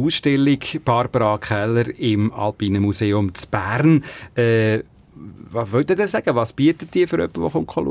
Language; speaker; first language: German; native; German